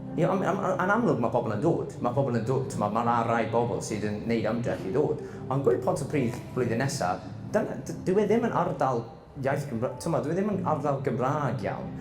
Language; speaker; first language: Welsh; non-native, local second language; English